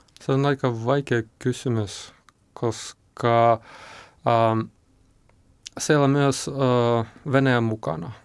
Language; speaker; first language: Finnish; non-native, learner; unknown